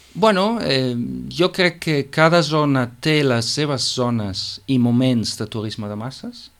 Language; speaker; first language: Catalan; non-native, fluent; German